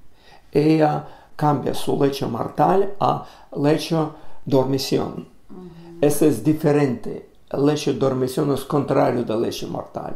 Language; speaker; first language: Spanish; non-native, learner; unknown